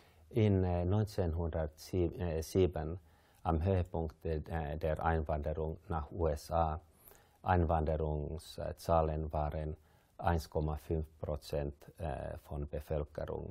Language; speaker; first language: German; non-native, fluent; Finnish